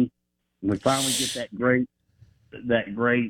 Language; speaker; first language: English; native; English